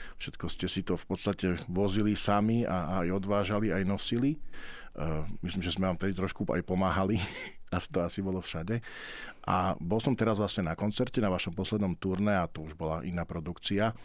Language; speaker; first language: Slovak; native; Slovak